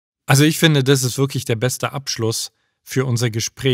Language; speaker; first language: German; native; German